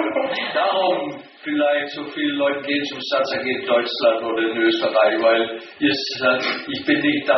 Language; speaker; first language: German; non-native, fluent; Danish